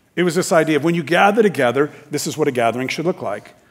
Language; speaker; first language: English; native; English